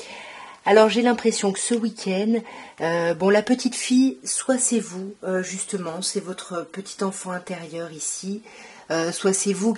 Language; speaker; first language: French; native; French